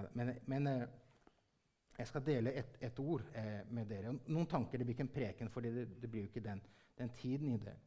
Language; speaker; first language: Norwegian; early bilingual, heritage; Norwegian